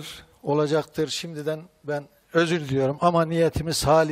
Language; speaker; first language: Turkish; native; Turkish